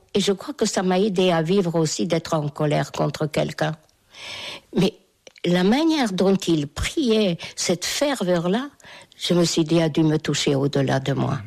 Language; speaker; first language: French; non-native, fluent; Hungarian